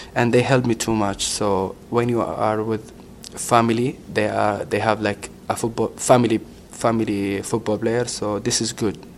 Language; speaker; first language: English; non-native, learner; Arabic